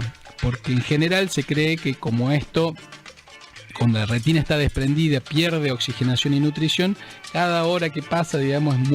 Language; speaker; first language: Spanish; native; Spanish